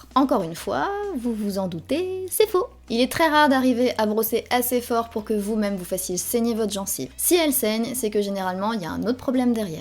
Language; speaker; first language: French; native; French